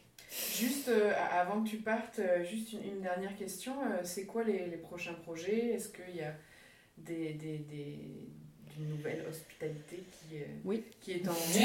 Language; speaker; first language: French; native; French